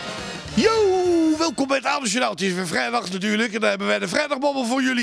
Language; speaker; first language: Dutch; native; Dutch